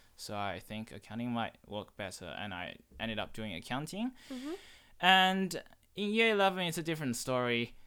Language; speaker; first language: English; non-native, fluent; Chinese